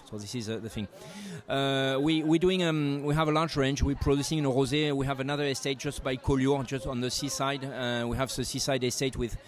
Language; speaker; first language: English; non-native, fluent; French